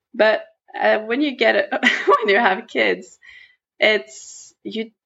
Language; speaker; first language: English; non-native, fluent; Norwegian